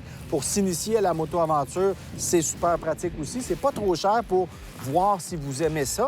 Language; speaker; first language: French; native; French